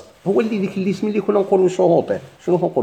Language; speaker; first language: Arabic; native; Arabic